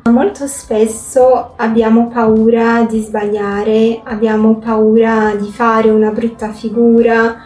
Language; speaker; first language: Italian; non-native, fluent; Portuguese